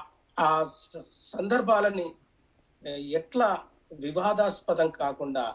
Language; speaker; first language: Telugu; native; Telugu